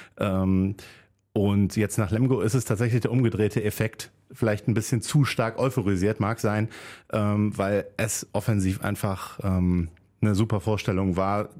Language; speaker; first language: German; native; German